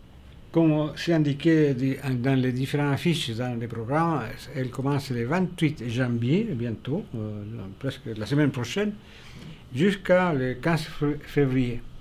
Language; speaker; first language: French; non-native, fluent; Spanish